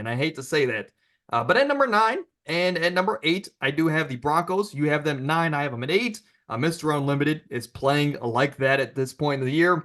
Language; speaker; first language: English; native; English